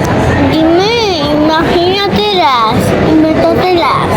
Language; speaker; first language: Spanish; early bilingual, other home language; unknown